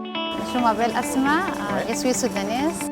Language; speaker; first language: French; non-native, learner; Arabic